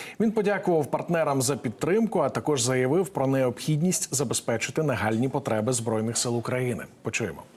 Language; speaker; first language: Ukrainian; native; Ukrainian